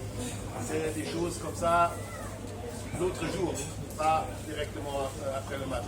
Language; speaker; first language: French; non-native, fluent; German